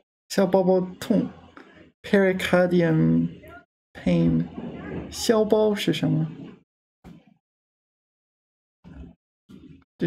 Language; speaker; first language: Chinese; non-native, learner; English